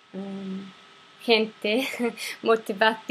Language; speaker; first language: Spanish; non-native, learner; English